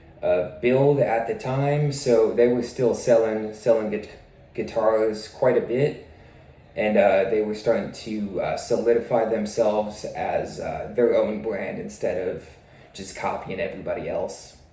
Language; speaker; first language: English; native; English